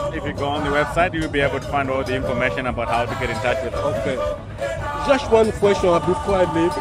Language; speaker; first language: English; non-native, local second language; Shona